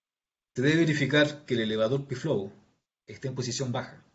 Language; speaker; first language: Spanish; native; Spanish